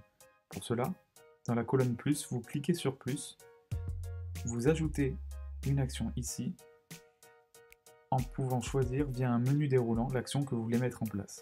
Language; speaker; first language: French; native; French